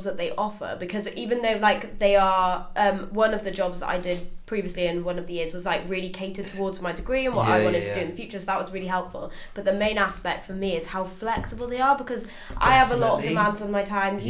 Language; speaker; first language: English; native; English